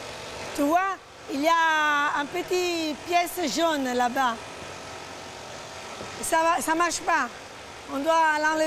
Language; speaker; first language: French; non-native, fluent; Italian